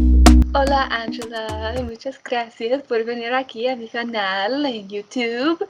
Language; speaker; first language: Spanish; non-native, fluent; English